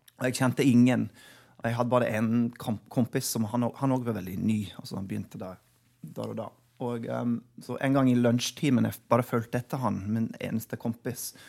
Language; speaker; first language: Norwegian; non-native, fluent; English